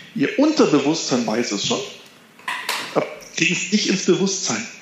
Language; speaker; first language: German; native; German